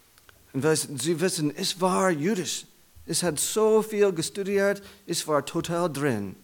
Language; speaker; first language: German; non-native, learner; English